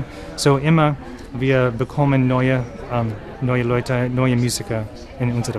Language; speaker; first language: German; non-native, learner; English